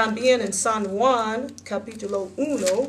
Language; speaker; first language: Spanish; non-native, learner; English